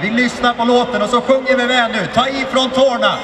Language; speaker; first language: Swedish; native; Swedish